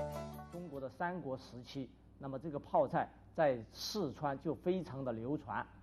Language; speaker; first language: Chinese; native; Chinese